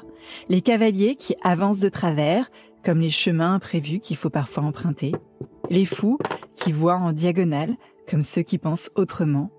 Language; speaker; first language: French; native; French